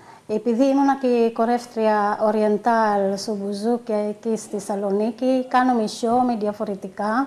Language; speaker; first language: Greek; early bilingual, other home language; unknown